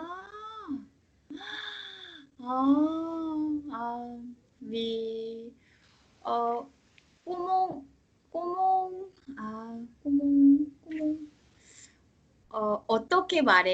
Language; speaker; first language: French; non-native, learner; Korean